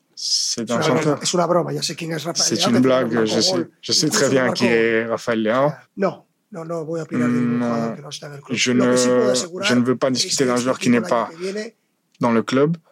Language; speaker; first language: French; non-native, fluent; Spanish